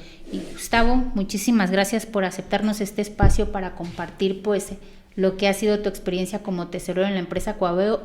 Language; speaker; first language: Spanish; native; Spanish